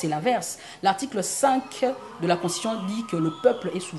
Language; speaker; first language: French; non-native, local second language; Lingala